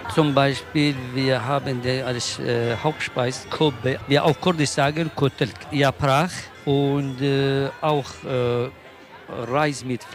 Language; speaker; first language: German; non-native, learner; Kurdish